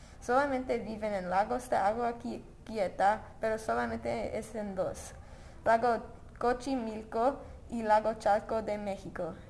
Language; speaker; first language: Spanish; non-native, learner; English